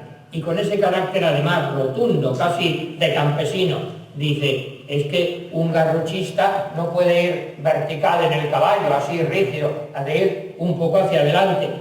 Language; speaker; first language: Spanish; native; Spanish